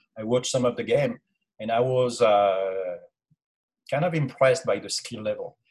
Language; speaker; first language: English; non-native, fluent; French